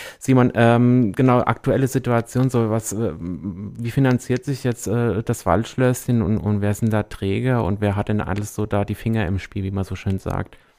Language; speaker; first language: German; native; German